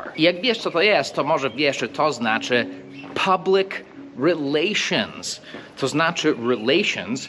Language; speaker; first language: Polish; non-native, fluent; English